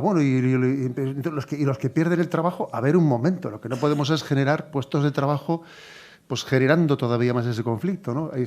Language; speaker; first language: Spanish; native; Spanish